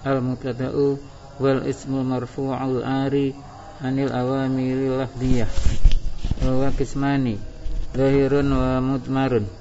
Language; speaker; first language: Arabic; non-native, learner; Indonesian